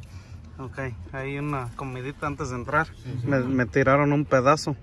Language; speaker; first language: Spanish; early bilingual, heritage; Spanish